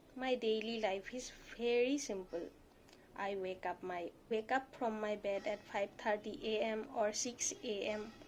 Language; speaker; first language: English; non-native, local second language; Assamese